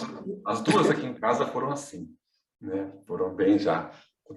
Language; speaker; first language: Portuguese; native; Portuguese